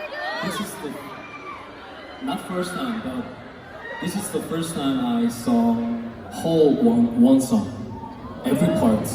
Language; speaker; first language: English; non-native, learner; Korean